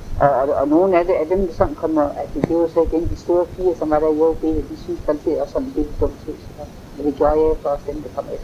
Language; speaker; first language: Danish; native; Danish